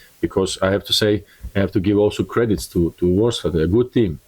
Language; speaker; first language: English; non-native, learner; Croatian